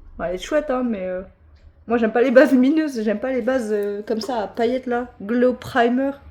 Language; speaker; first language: French; native; French